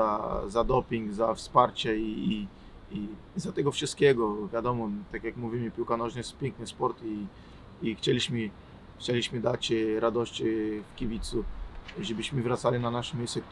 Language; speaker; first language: Polish; non-native, learner; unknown